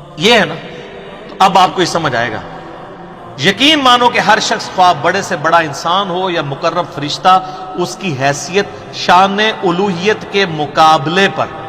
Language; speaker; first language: Urdu; non-native, local second language; Punjabi